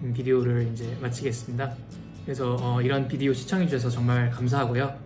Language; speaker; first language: Korean; native; Korean